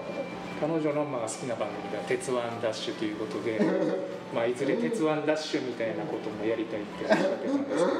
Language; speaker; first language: Japanese; native; Japanese